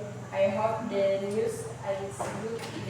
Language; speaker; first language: English; non-native, learner; Indonesian